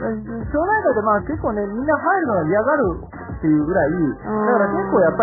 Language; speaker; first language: Japanese; native; Japanese